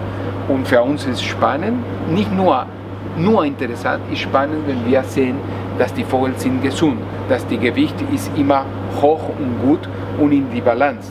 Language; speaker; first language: German; non-native, learner; Spanish